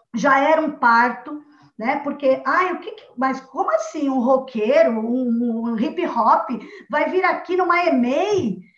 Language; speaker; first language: Portuguese; native; Portuguese